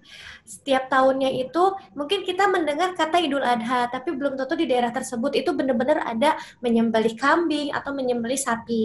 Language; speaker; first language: Indonesian; native; Indonesian